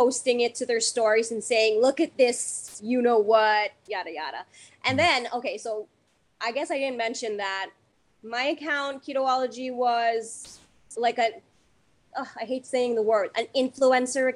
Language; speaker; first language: English; non-native, local second language; Filipino